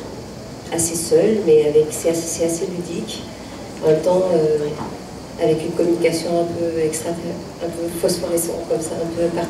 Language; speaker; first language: French; native; French